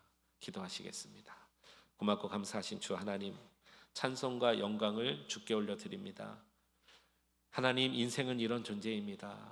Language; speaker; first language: Korean; native; Korean